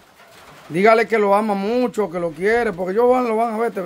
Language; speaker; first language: Spanish; native; Spanish